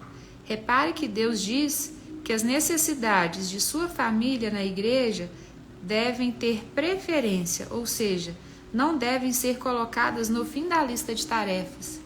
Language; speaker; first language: Portuguese; native; Portuguese